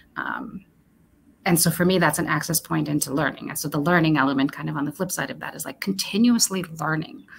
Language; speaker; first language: English; early bilingual, other home language; Romanian